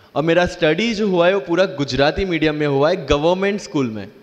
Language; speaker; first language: Hindi; non-native, local second language; Gujarati